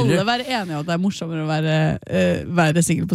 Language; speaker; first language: Norwegian; native; Norwegian